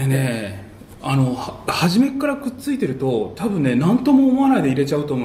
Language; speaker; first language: Japanese; native; Japanese